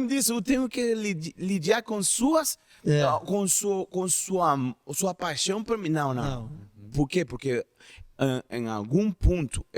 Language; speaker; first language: Portuguese; non-native, learner; Spanish